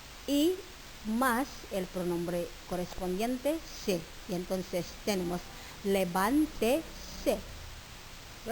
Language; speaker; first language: Spanish; non-native, fluent; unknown